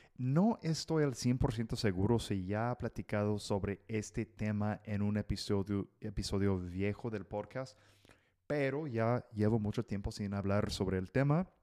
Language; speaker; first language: Spanish; non-native, fluent; English